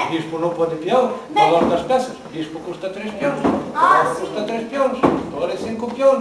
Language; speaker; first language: Portuguese; non-native, learner; Ukrainian